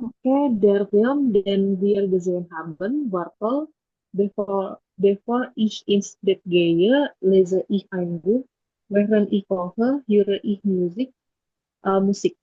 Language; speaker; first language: German; non-native, learner; Indonesian